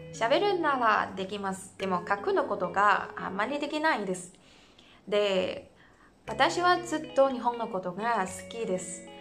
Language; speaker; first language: Japanese; non-native, learner; Chinese